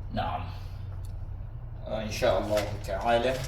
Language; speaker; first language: Arabic; non-native, fluent; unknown